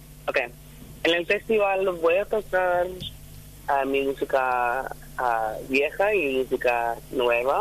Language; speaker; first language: Spanish; non-native, fluent; English